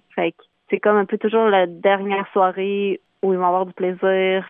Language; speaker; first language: French; native; French